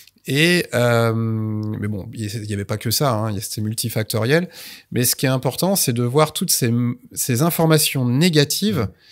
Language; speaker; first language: French; native; French